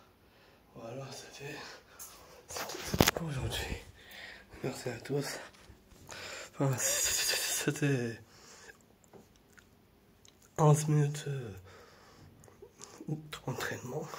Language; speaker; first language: French; non-native, fluent; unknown